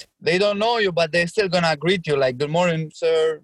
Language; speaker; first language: English; non-native, fluent; Albanian